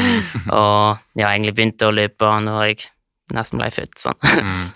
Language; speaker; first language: Norwegian; early bilingual, heritage; Norwegian